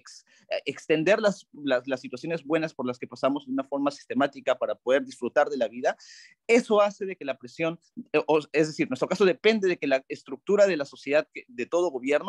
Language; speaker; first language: Spanish; native; Spanish